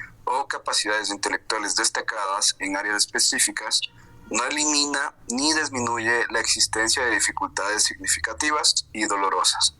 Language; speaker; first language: Spanish; native; Spanish